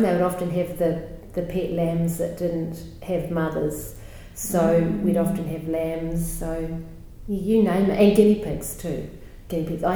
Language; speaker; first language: English; native; English